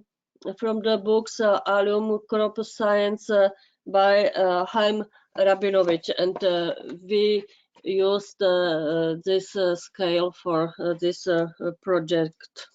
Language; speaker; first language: English; non-native, fluent; Czech